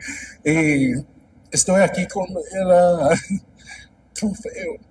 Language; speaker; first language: Spanish; non-native, learner; English